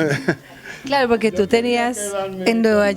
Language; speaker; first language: Spanish; native; Spanish